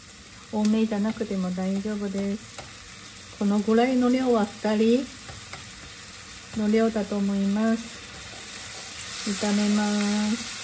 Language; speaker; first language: Japanese; non-native, learner; Chinese